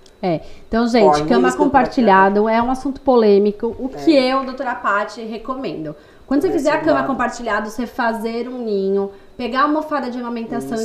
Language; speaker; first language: Portuguese; native; Portuguese